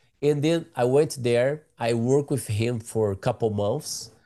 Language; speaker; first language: English; non-native, learner; Portuguese